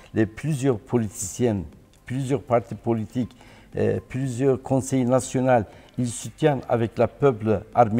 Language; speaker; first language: French; non-native, learner; Turkish